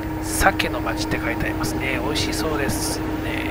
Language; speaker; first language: Japanese; native; Japanese